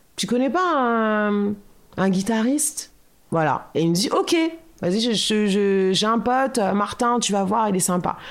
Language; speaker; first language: French; native; French